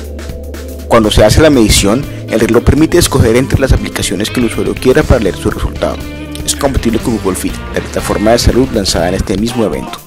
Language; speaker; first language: Spanish; native; Spanish